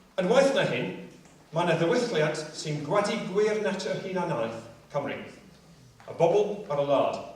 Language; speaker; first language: Welsh; non-native, local second language; English